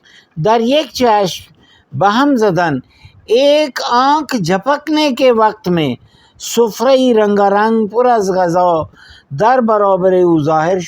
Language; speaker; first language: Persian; non-native, fluent; Urdu